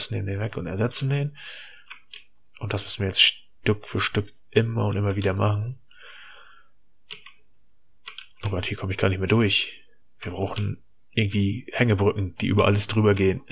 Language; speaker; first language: German; native; German